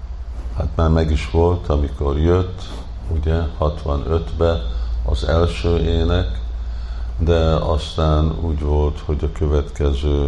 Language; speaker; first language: Hungarian; early bilingual, heritage; Hungarian